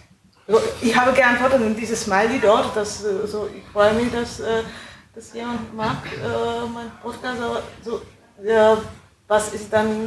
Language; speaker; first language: German; non-native, fluent; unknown